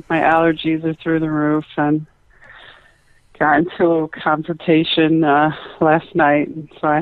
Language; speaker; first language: English; native; English